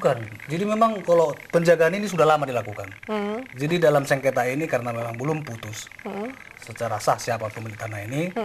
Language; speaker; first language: Indonesian; native; Indonesian